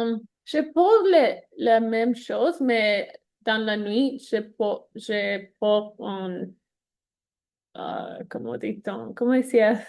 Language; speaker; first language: French; non-native, learner; Spanish